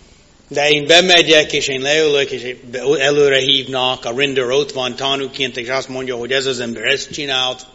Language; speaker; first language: Hungarian; non-native, fluent; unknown